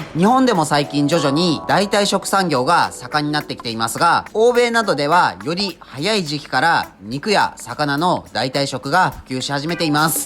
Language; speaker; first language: Japanese; native; Japanese